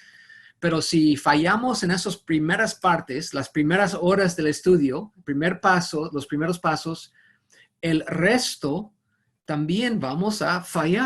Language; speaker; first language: Spanish; non-native, fluent; English